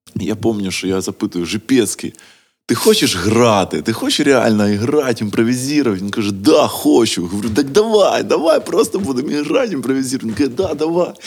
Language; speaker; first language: Ukrainian; non-native, local second language; Russian